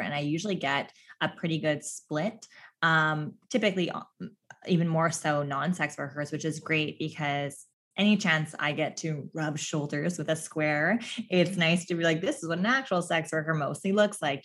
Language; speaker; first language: English; native; English